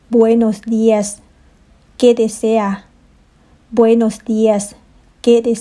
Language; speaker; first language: Spanish; non-native, fluent; Thai